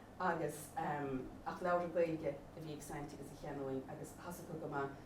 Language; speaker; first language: Irish; native; Irish